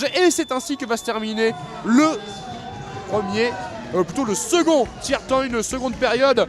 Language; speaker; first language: French; native; French